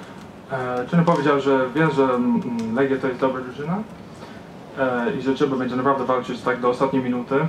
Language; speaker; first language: Polish; early bilingual, heritage; Polish